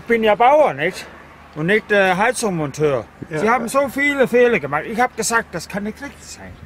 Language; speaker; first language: German; non-native, learner; Danish